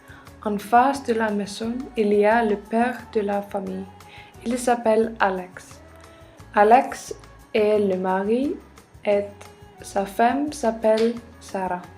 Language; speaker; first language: French; non-native, learner; Icelandic